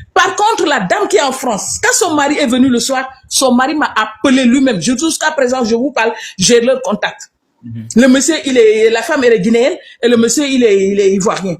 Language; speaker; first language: French; non-native, local second language; Wolof